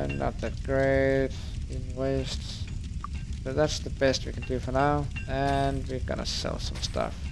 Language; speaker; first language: English; non-native, fluent; Danish